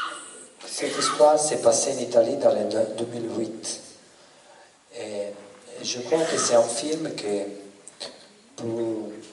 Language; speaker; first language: French; non-native, learner; Italian